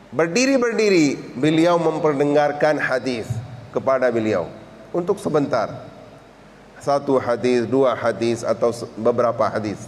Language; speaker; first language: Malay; non-native, fluent; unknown